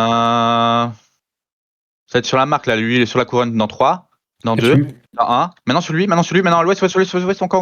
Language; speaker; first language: French; native; French